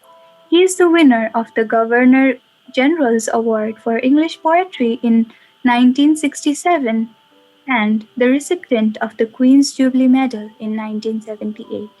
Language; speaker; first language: English; non-native, local second language; Nepali